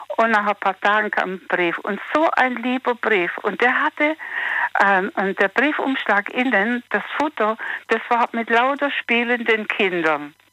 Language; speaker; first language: German; native; German